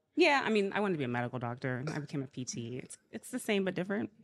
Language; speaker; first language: English; native; English